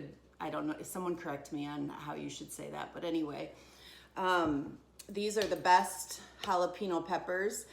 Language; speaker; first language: English; native; English